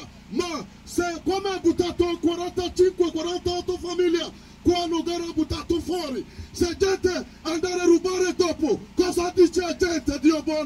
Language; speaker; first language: Italian; non-native, learner; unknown